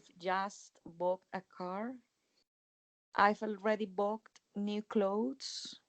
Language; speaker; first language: English; non-native, learner; Spanish